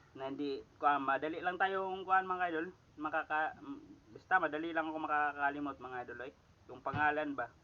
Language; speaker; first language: Filipino; non-native, local second language; Cebuano